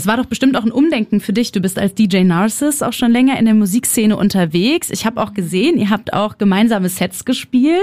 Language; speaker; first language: German; native; German